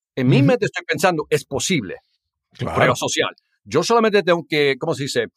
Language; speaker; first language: Spanish; early bilingual, heritage; Spanish